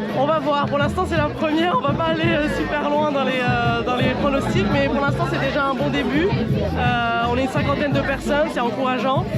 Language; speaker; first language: French; non-native, local second language; Arabic